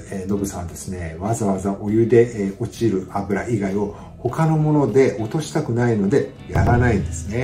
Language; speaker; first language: Japanese; native; Japanese